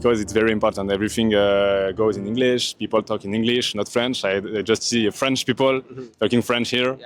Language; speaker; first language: English; non-native, learner; French